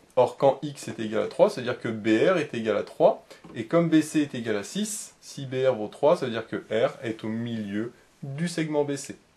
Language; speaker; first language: French; native; French